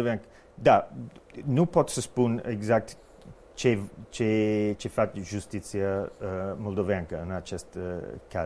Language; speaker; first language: Romanian; non-native, fluent; English